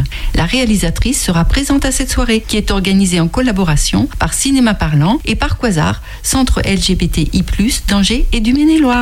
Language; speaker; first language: French; native; French